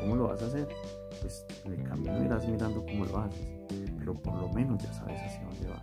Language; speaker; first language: Spanish; native; Spanish